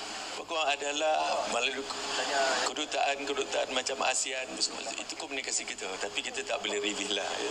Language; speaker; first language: Malay; native; Malay